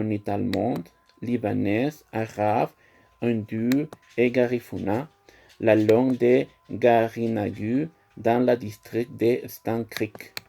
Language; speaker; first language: French; non-native, learner; Spanish